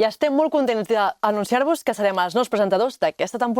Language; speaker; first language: Catalan; native; Catalan